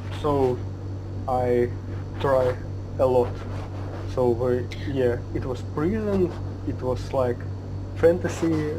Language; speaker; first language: English; non-native, learner; Russian